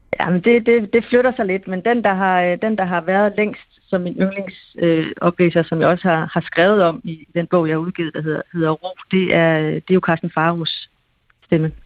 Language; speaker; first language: Danish; native; Danish